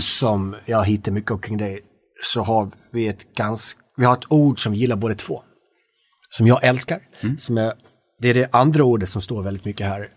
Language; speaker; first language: Swedish; native; Swedish